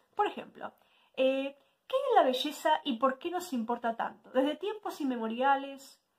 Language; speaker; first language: Spanish; native; Spanish